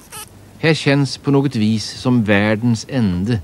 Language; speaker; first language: Swedish; native; Swedish